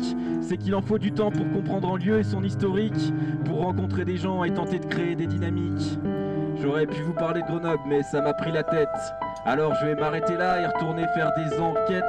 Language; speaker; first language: French; native; French